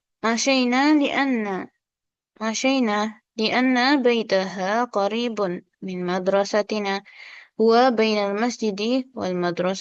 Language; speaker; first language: Arabic; non-native, fluent; Indonesian